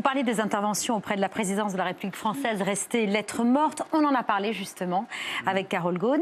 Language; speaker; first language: French; native; French